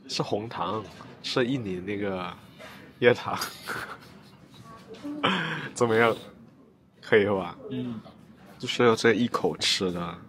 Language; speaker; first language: Chinese; non-native, fluent; Indonesian